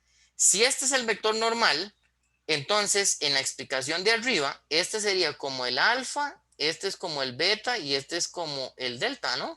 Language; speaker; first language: Spanish; native; Spanish